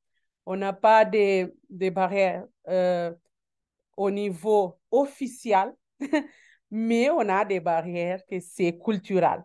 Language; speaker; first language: French; non-native, learner; Portuguese